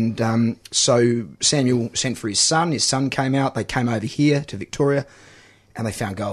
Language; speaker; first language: English; native; English